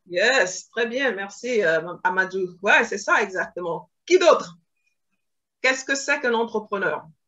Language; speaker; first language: French; early bilingual, other home language; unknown